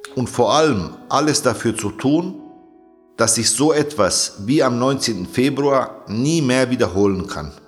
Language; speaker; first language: German; native; German